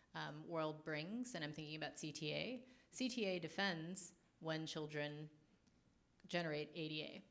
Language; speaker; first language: English; native; English